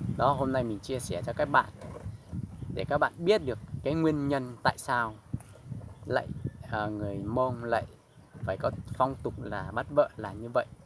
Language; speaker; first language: Vietnamese; non-native, local second language; Hmong